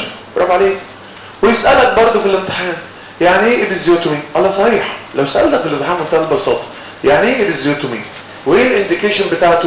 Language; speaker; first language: Arabic; native; Arabic